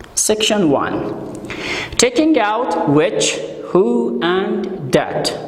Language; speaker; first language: English; non-native, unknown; Persian